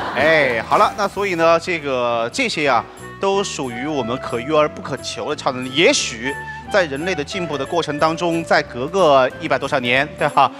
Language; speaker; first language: Chinese; native; Chinese